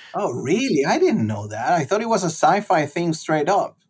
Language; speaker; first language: English; non-native, fluent; Spanish